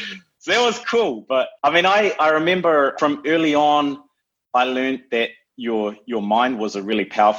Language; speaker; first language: English; native; English